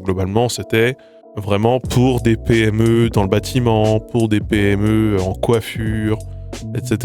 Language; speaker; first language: French; native; French